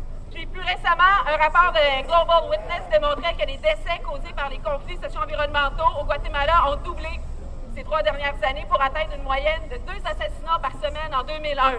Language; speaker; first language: French; native; French